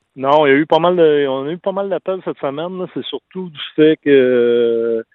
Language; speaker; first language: French; native; French